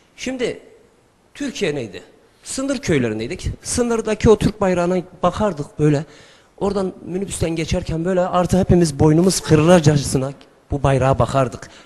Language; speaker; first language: Turkish; early bilingual, heritage; Turkish